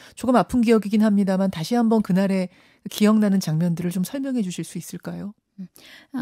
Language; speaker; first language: Korean; native; Korean